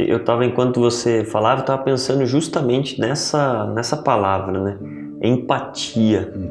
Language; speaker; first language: Portuguese; native; Portuguese